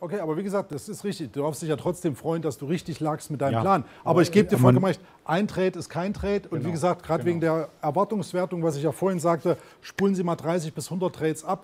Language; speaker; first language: German; native; German